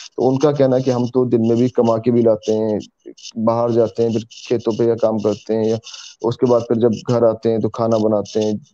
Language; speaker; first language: Hindi; native; Hindi